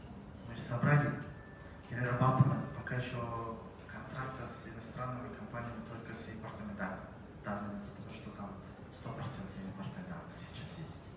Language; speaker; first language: Russian; non-native, learner; Mongolian